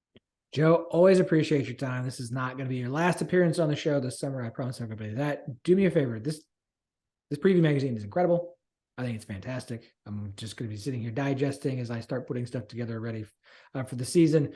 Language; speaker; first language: English; native; English